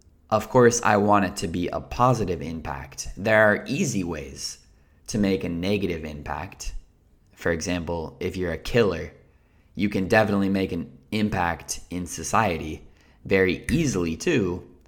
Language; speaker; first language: English; native; English